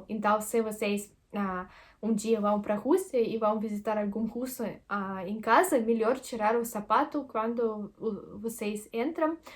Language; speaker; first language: Portuguese; non-native, fluent; Russian